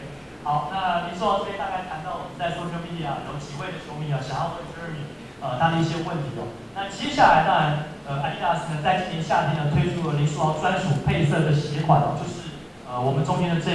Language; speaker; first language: Chinese; native; Chinese